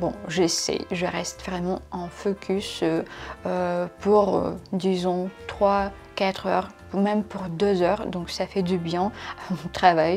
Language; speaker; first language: French; non-native, fluent; Russian